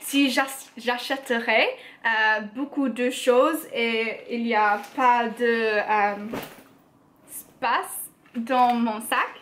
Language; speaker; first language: French; non-native, learner; English